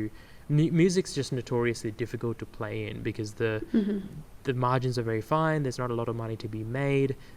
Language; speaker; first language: English; native; English